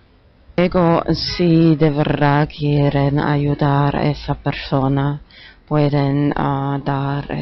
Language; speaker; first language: Spanish; non-native, fluent; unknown